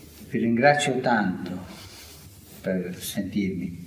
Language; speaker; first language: Italian; non-native, fluent; Spanish